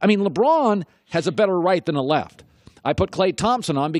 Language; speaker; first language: English; native; English